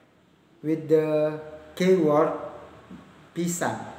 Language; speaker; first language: English; non-native, learner; Indonesian